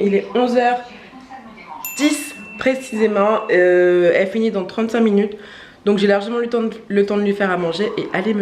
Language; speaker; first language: French; native; French